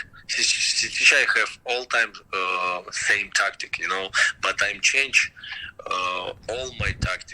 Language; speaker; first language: English; non-native, learner; Russian